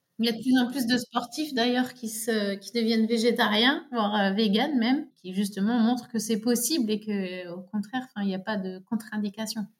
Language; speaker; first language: French; native; French